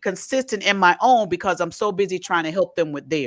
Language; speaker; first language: English; native; English